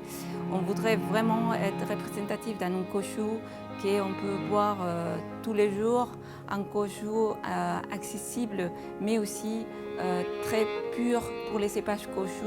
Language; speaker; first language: French; non-native, fluent; Japanese